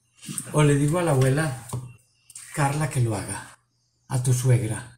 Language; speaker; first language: Spanish; native; Spanish